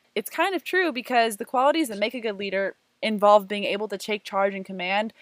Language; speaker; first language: English; native; English